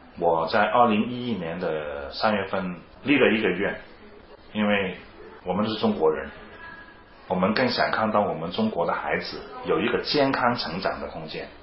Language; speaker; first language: Chinese; non-native, fluent; Cantonese